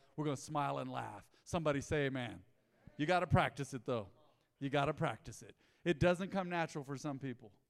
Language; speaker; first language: English; native; English